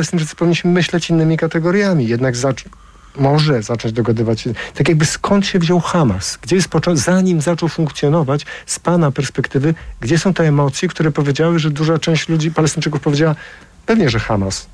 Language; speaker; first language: Polish; native; Polish